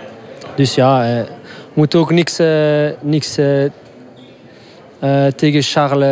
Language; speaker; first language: Dutch; non-native, local second language; French